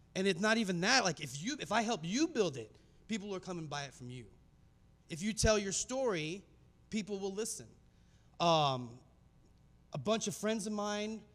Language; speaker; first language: English; native; English